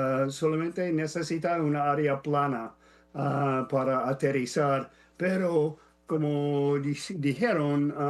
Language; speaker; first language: Spanish; non-native, fluent; English